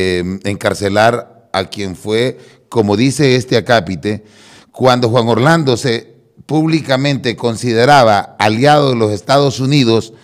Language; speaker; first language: Spanish; native; Spanish